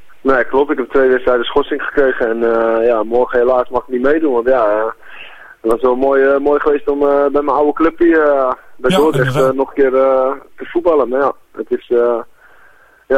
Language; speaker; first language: Dutch; native; Dutch